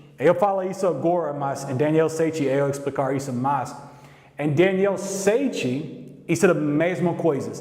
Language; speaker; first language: Portuguese; non-native, learner; English